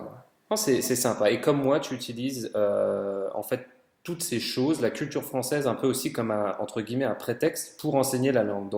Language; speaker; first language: French; native; French